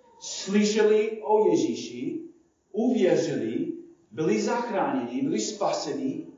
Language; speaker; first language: Czech; non-native, fluent; English